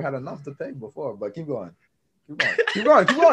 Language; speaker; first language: English; native; English